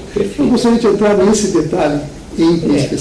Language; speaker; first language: Portuguese; native; Portuguese